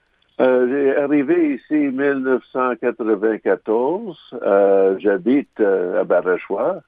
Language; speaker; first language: French; non-native, local second language; English